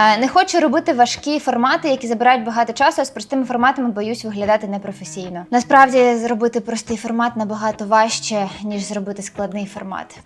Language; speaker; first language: Ukrainian; non-native, local second language; Russian